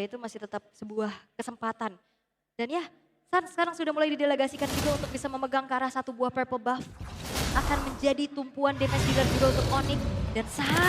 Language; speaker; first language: Indonesian; native; Indonesian